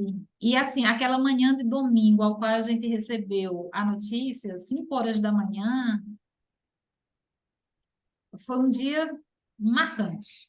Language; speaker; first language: Portuguese; native; Portuguese